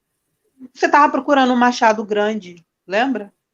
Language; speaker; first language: Portuguese; native; Portuguese